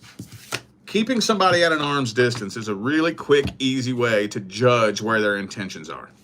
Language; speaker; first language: English; native; English